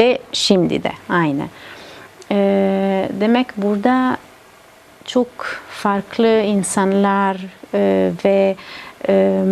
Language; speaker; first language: Turkish; non-native, learner; Italian